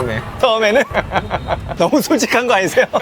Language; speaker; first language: Korean; native; Korean